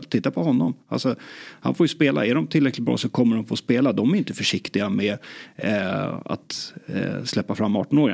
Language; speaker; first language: Swedish; native; Swedish